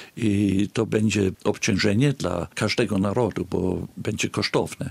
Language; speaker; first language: Polish; early bilingual, heritage; Polish